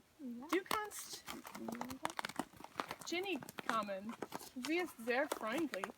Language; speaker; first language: German; non-native, learner; English